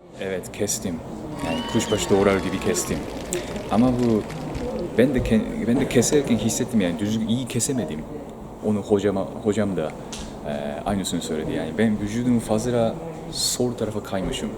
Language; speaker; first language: Turkish; non-native, fluent; Japanese